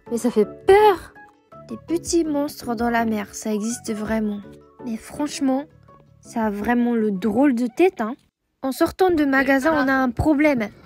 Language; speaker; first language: French; non-native, fluent; Japanese